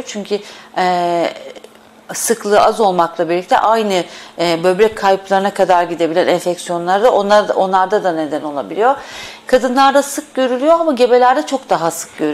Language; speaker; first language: Turkish; native; Turkish